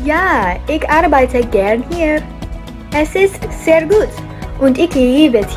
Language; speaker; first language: German; non-native, learner; English